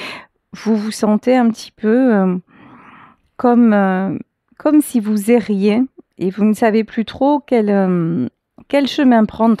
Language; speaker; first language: French; native; French